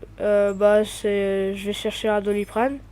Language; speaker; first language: French; native; French